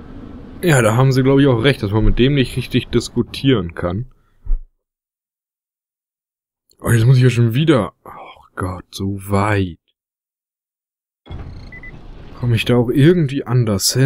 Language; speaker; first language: German; native; German